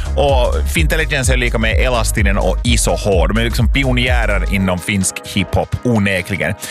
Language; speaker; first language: Swedish; native; Swedish